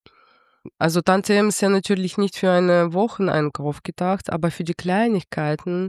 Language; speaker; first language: German; non-native, fluent; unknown